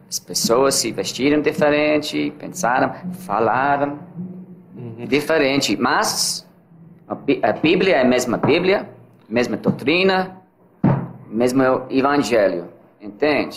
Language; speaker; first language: Portuguese; non-native, learner; English